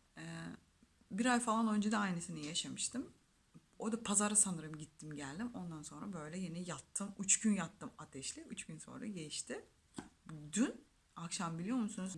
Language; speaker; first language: Turkish; non-native, fluent; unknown